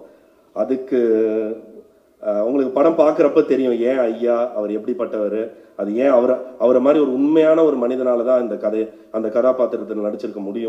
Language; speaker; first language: Tamil; native; Tamil